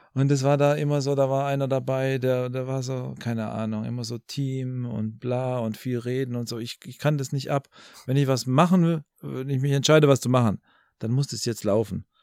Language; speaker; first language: German; early bilingual, other home language; Albanian